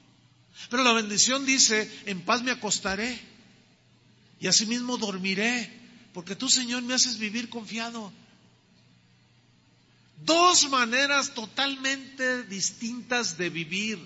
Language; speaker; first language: Spanish; native; Spanish